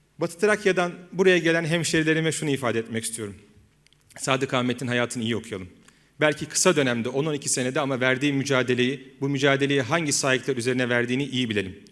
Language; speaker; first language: Turkish; native; Turkish